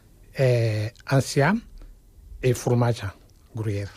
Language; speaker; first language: Catalan; non-native, fluent; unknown